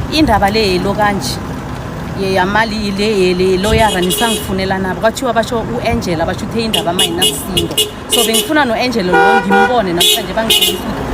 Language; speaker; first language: Zulu; non-native, local second language; South Ndebele